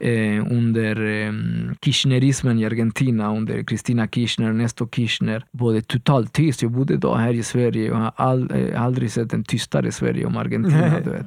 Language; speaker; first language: Swedish; non-native, fluent; Spanish